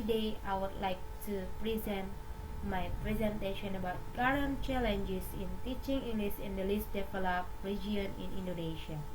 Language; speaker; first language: English; non-native, learner; Indonesian